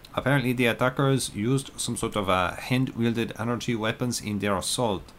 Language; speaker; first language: English; native; English